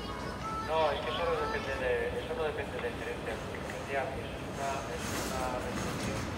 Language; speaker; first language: Spanish; native; Spanish